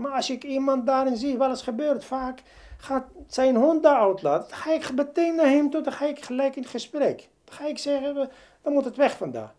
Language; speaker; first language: Dutch; non-native, learner; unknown